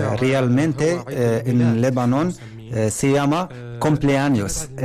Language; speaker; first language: Spanish; non-native, learner; Arabic